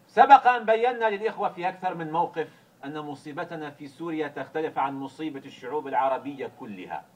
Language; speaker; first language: Arabic; native; Arabic